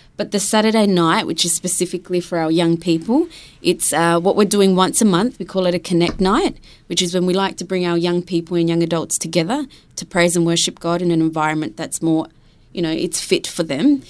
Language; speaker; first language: English; early bilingual, other home language; Spanish